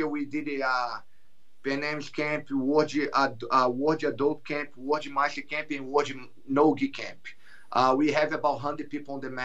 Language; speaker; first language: English; non-native, learner; Portuguese